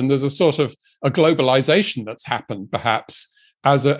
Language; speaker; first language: English; native; English